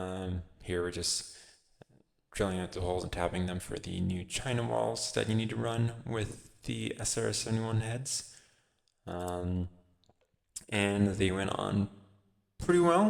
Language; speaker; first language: English; native; English